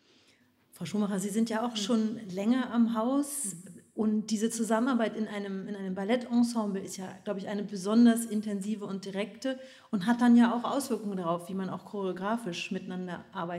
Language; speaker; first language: German; native; German